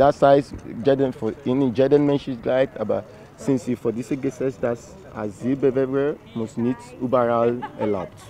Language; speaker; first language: German; non-native, learner; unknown